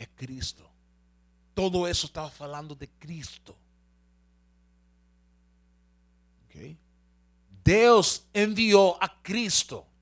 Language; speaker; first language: Portuguese; non-native, learner; Spanish